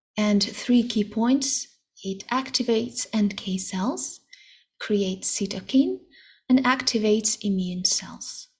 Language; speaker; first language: English; non-native, fluent; Russian